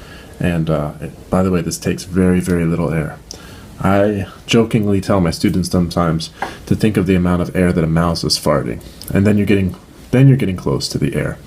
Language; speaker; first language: English; native; English